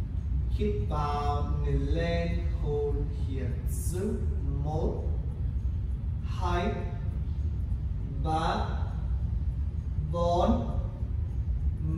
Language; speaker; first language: Vietnamese; non-native, learner; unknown